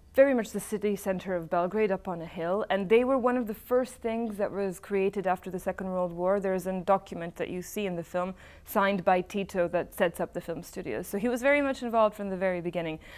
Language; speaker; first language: English; non-native, fluent; Serbian